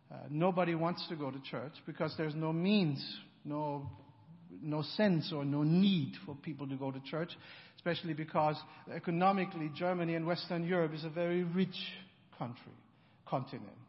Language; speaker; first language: English; non-native, fluent; German